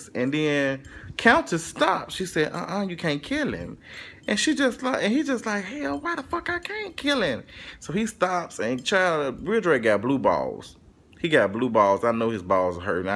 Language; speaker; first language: English; native; English